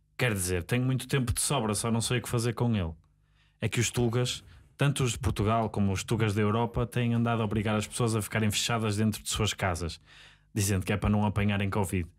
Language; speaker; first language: Portuguese; native; Portuguese